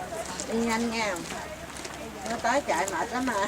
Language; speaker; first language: Vietnamese; native; Vietnamese